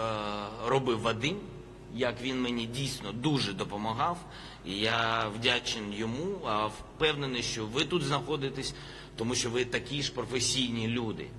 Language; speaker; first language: Ukrainian; non-native, local second language; Russian